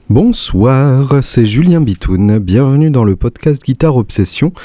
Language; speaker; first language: French; native; French